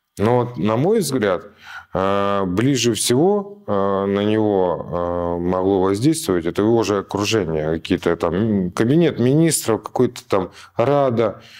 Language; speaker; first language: Russian; native; Russian